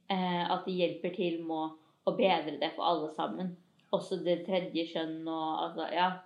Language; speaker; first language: Norwegian; early bilingual, other home language; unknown